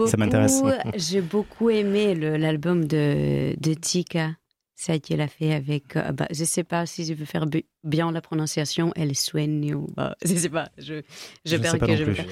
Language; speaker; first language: French; non-native, fluent; Greek